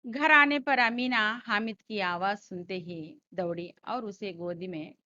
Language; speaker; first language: Hindi; non-native, local second language; Telugu